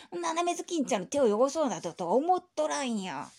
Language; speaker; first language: Japanese; native; Japanese